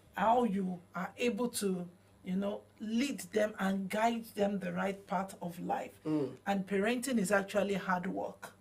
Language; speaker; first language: English; non-native, local second language; Yoruba